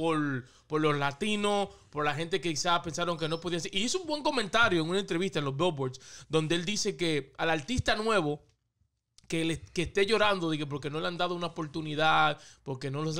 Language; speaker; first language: Spanish; early bilingual, heritage; Spanish